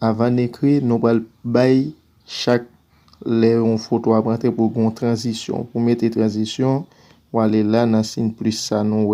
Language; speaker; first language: French; non-native, learner; Haitian Creole